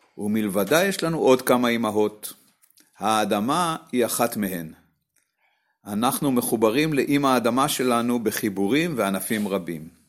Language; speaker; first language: Hebrew; native; Hebrew